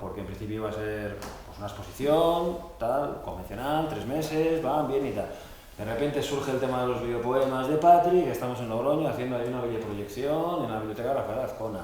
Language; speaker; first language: Spanish; native; Spanish